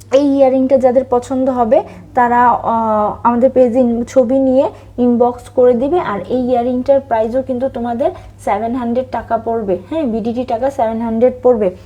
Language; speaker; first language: Bangla; native; Bangla